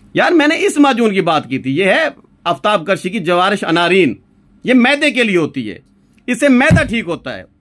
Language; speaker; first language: Urdu; non-native, local second language; Saraiki